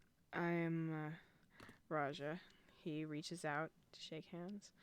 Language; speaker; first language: English; native; English